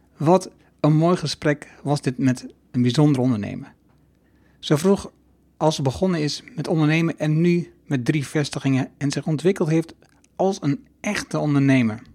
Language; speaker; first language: Dutch; native; Dutch